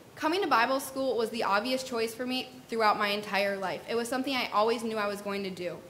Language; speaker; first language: English; native; English